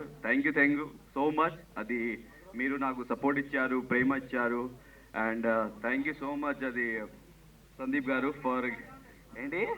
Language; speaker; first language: Telugu; non-native, local second language; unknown